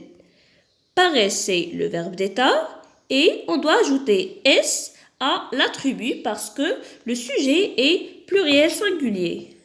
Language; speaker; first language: French; non-native, local second language; Arabic